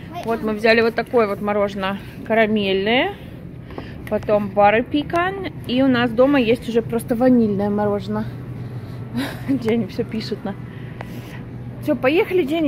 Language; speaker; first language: Russian; native; Russian